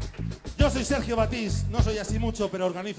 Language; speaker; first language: Spanish; native; Spanish